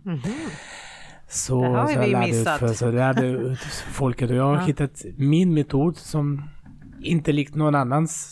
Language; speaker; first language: Swedish; non-native, fluent; Russian